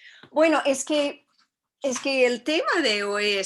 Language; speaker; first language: Spanish; non-native, fluent; English